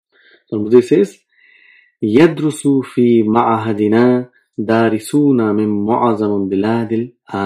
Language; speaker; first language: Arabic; non-native, fluent; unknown